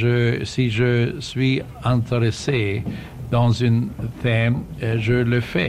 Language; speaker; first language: French; non-native, fluent; German